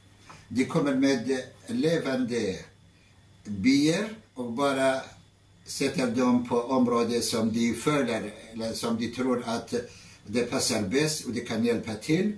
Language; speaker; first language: Norwegian; non-native, fluent; Arabic